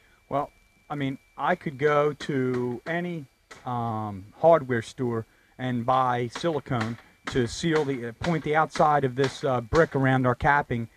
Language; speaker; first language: English; native; English